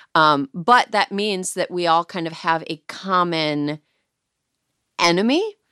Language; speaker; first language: English; native; English